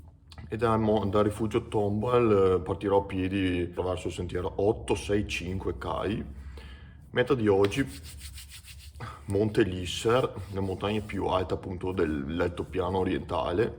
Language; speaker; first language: Italian; native; Italian